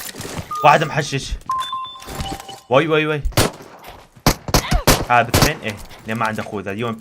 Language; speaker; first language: Arabic; native; Arabic